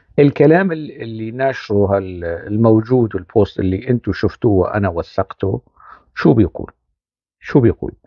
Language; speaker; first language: Arabic; non-native, local second language; Kurdish